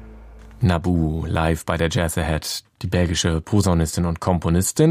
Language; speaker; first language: German; native; German